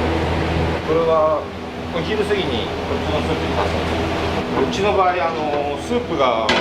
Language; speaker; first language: Japanese; native; Japanese